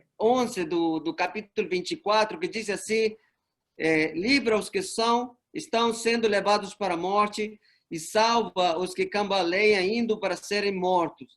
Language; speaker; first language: Portuguese; non-native, fluent; Spanish